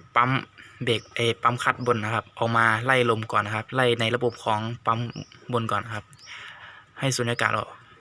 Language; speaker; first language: Thai; native; Thai